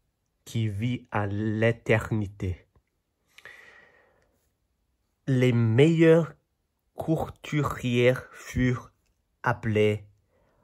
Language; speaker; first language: French; non-native, fluent; Chinese